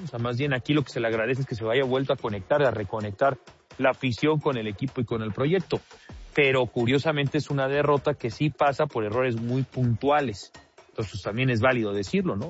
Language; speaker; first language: Spanish; native; Spanish